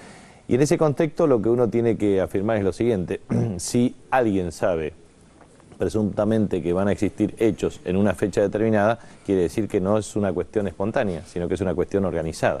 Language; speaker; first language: Spanish; native; Spanish